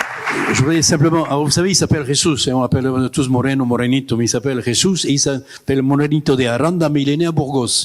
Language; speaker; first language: French; native; French